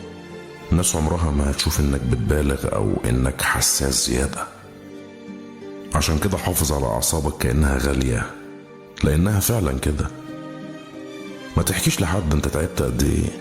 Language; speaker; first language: Arabic; native; Arabic